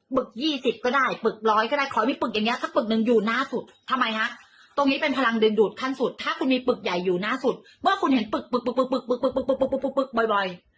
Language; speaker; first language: Thai; native; Thai